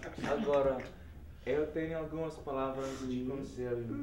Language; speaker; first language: Portuguese; non-native, learner; English